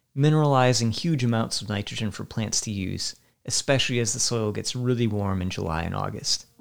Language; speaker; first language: English; native; English